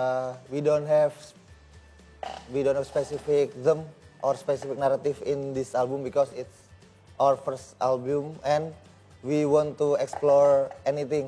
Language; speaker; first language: English; non-native, learner; Indonesian